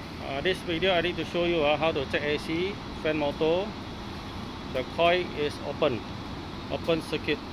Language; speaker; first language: English; non-native, local second language; Filipino